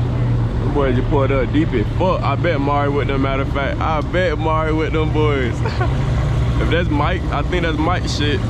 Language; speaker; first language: English; native; English